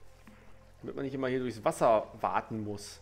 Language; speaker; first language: German; native; German